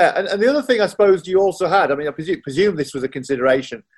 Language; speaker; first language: English; native; English